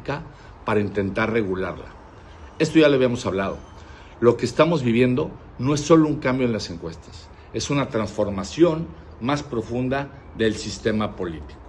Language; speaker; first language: Spanish; native; Spanish